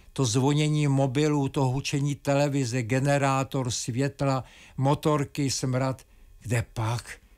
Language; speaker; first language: Czech; native; Czech